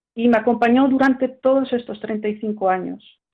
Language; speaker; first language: Spanish; early bilingual, heritage; French